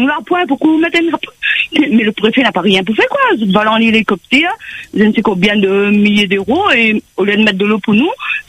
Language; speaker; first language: French; non-native, local second language; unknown